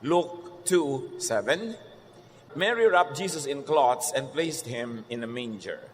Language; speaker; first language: English; non-native, local second language; Filipino